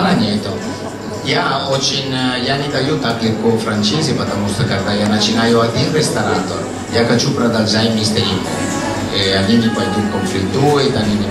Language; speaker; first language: Russian; non-native, learner; Italian